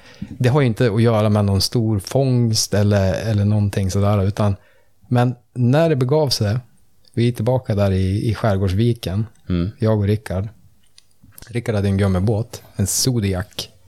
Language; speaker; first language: Swedish; native; Swedish